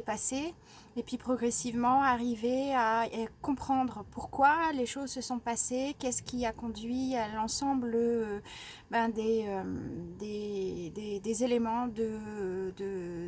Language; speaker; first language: French; native; French